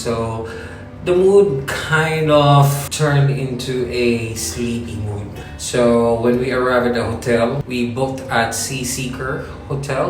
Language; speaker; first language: English; non-native, local second language; Filipino